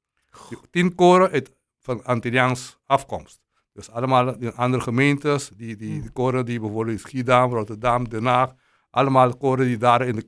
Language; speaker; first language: Dutch; non-native, local second language; Papiamento